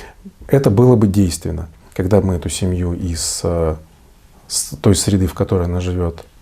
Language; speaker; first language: Russian; native; Russian